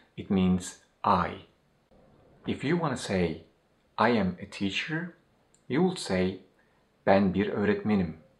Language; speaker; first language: English; non-native, fluent; Turkish